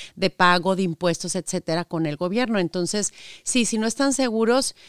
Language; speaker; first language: Spanish; native; Spanish